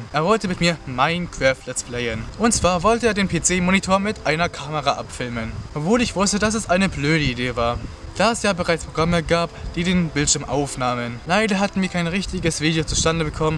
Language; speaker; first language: German; native; German